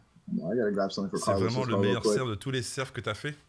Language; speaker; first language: French; native; French